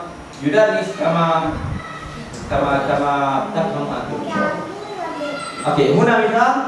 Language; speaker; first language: Arabic; non-native, learner; Malay